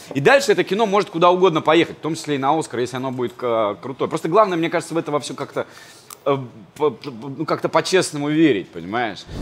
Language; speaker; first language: Russian; native; Russian